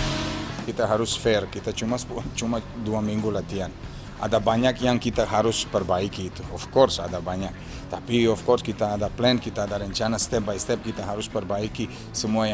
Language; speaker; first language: Indonesian; non-native, fluent; Serbian